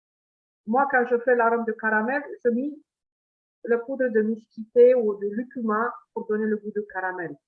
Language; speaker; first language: French; non-native, fluent; Italian